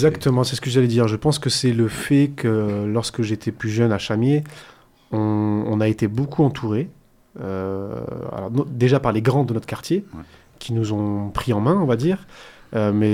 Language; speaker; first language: French; early bilingual, other home language; Arabic